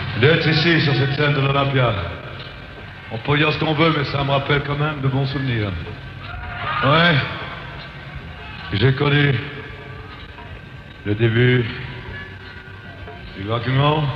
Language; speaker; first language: French; native; French